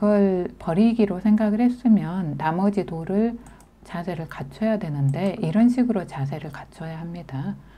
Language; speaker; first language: Korean; native; Korean